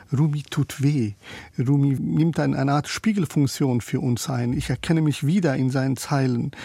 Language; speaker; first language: German; non-native, fluent; Persian